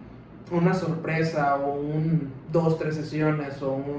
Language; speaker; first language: Spanish; native; Spanish